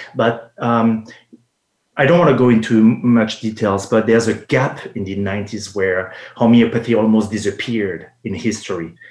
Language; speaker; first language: English; non-native, fluent; French